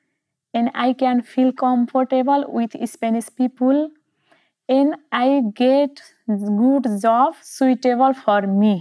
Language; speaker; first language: English; non-native, learner; Nepali